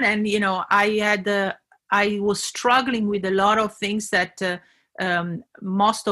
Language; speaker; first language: English; non-native, fluent; Italian